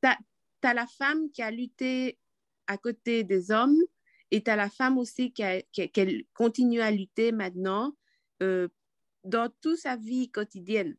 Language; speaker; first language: French; non-native, fluent; Quechua